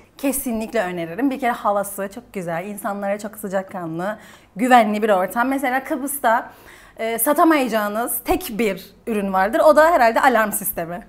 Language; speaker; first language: Turkish; native; Turkish